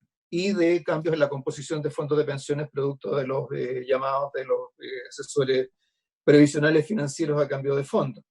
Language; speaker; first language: Spanish; native; Spanish